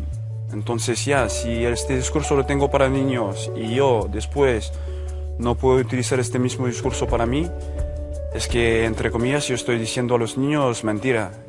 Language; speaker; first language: Spanish; non-native, fluent; French